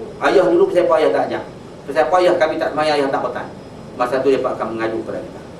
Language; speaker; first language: Malay; native; Malay